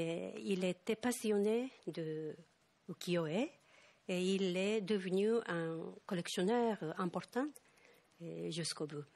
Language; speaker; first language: French; non-native, fluent; Japanese